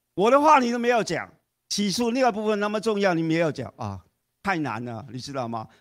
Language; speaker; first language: Chinese; non-native, fluent; Cantonese